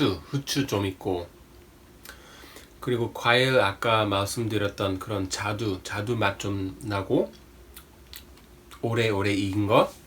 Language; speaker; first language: Korean; non-native, fluent; English